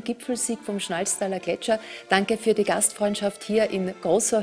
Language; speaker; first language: German; native; German